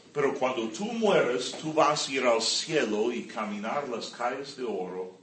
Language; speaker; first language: Spanish; non-native, fluent; English